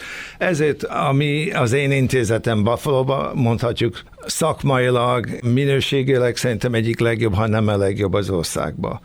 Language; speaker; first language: Hungarian; early bilingual, heritage; Hungarian